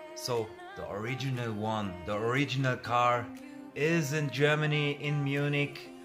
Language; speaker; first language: English; non-native, learner; German